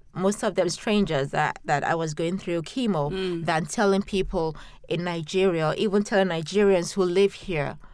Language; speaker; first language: English; non-native, local second language; Yoruba